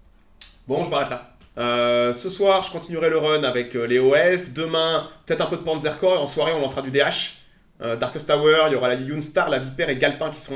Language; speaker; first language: French; native; French